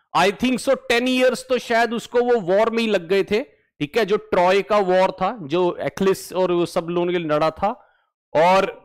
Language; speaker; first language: Hindi; native; Hindi